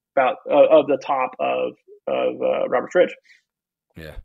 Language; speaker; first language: English; native; English